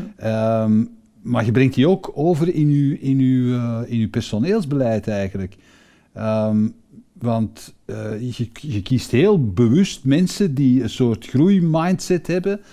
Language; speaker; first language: Dutch; native; Dutch